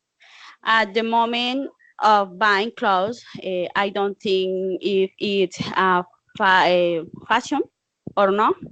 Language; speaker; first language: English; non-native, learner; Spanish